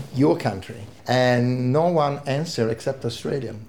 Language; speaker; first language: English; non-native, fluent; Italian